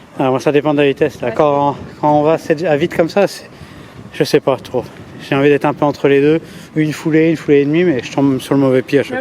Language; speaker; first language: French; native; French